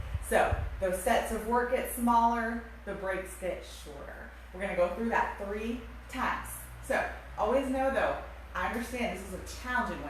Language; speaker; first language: English; native; English